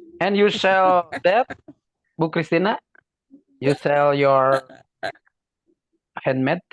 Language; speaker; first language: English; non-native, learner; Indonesian